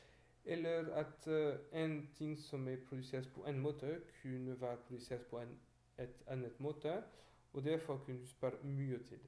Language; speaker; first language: Norwegian; non-native, fluent; French